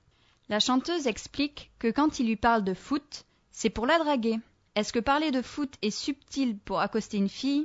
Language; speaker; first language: French; native; French